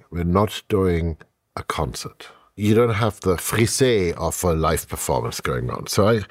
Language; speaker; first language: English; non-native, fluent; German